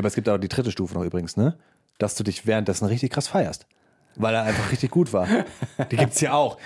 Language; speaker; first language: German; native; German